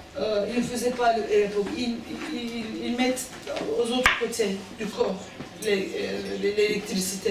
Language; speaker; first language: French; non-native, fluent; Turkish